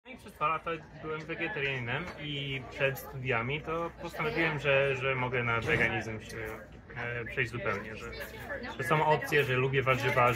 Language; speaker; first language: Polish; early bilingual, heritage; English